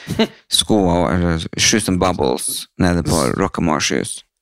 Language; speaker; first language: Norwegian; native; Norwegian